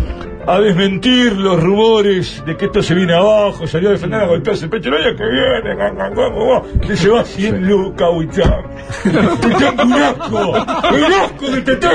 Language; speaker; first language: Spanish; native; Spanish